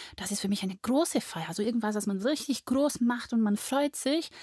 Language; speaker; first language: German; non-native, fluent; Portuguese